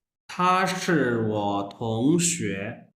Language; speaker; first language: Chinese; non-native, fluent; Urdu